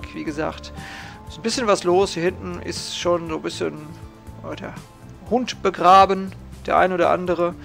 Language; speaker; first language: German; native; German